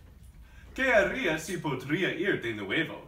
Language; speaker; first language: Spanish; non-native, learner; English